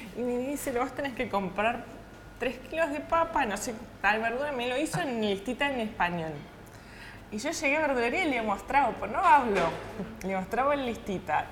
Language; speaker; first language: Spanish; early bilingual, other home language; Russian